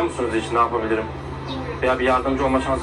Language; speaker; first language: Turkish; native; Turkish